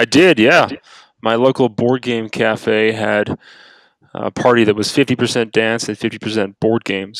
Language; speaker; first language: English; native; English